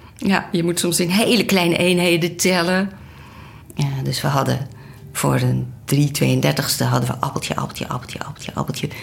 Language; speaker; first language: Dutch; native; Dutch